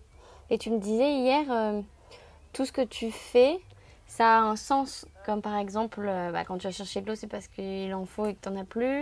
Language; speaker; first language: French; native; French